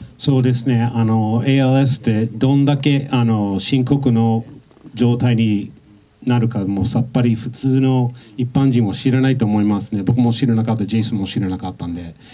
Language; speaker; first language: Japanese; non-native, fluent; English